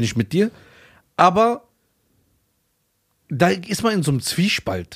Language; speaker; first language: German; early bilingual, other home language; Persian